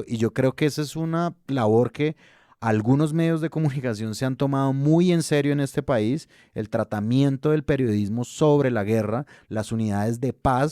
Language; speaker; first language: Spanish; native; Spanish